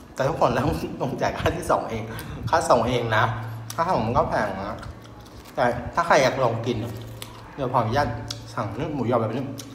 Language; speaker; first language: Thai; non-native, fluent; Vietnamese